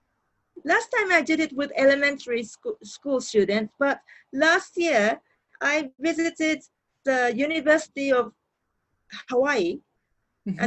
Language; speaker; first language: English; non-native, learner; Japanese